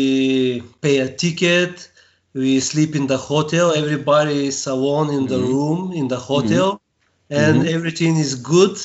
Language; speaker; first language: English; non-native, learner; Bulgarian